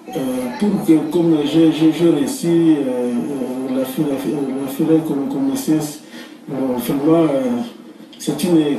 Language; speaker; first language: French; non-native, local second language; Lingala